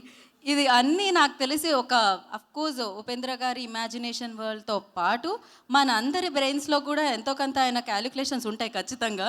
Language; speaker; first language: Telugu; native; Telugu